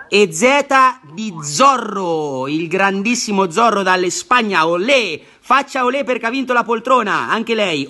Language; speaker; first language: Italian; native; Italian